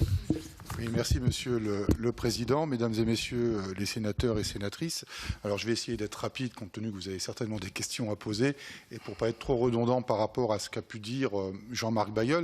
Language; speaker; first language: French; native; French